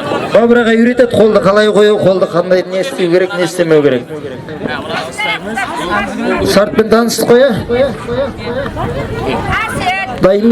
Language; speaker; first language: Kazakh; native; Kazakh